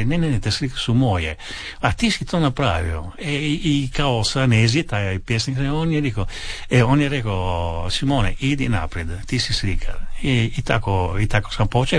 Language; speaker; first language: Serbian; non-native, fluent; Italian